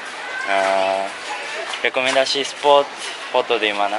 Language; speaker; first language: Indonesian; non-native, learner; Japanese